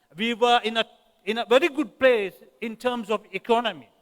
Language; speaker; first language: English; non-native, local second language; Tamil